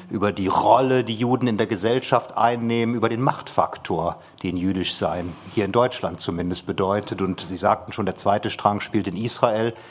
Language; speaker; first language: German; native; German